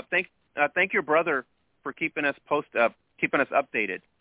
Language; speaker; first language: English; early bilingual, other home language; Spanish